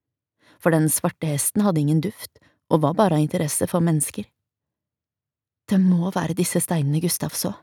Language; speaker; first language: Norwegian; native; Norwegian